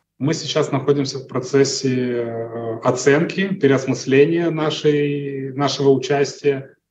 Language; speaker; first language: Russian; non-native, local second language; Romanian